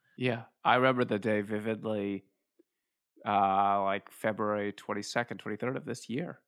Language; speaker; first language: English; native; English